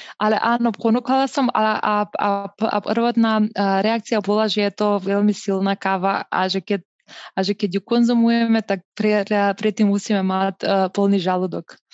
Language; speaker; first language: Slovak; non-native, fluent; Macedonian